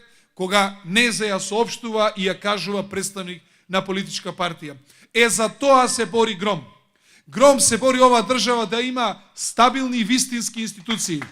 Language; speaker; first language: Macedonian; native; Macedonian